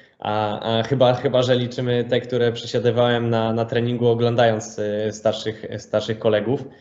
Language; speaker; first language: Polish; native; Polish